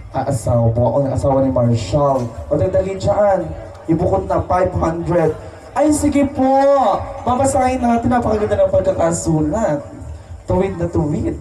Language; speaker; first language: Filipino; native; Filipino